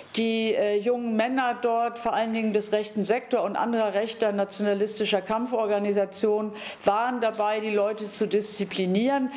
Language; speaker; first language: German; native; German